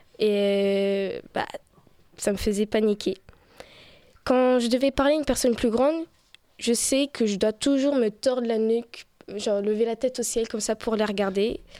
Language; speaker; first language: French; early bilingual, other home language; Portuguese